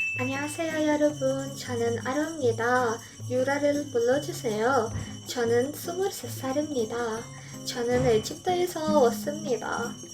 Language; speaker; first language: Korean; non-native, learner; Arabic